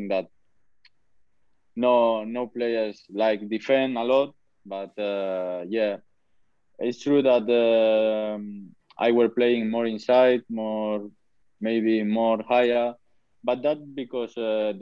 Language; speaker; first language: English; non-native, learner; Spanish